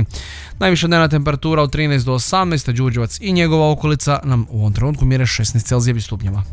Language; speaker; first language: Croatian; native; Croatian